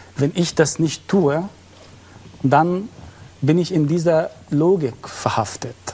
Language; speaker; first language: German; non-native, fluent; Arabic